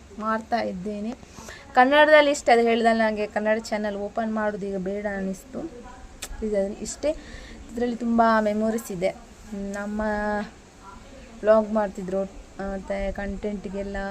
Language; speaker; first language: Kannada; non-native, local second language; Tulu